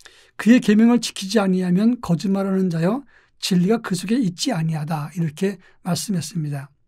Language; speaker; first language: Korean; native; Korean